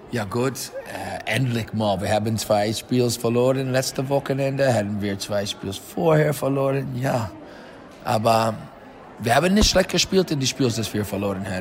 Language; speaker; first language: German; non-native, fluent; English